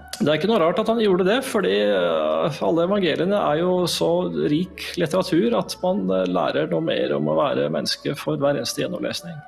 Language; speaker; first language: Norwegian; native; Norwegian